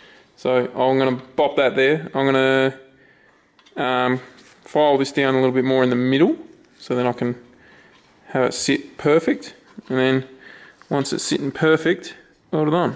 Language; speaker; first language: English; native; English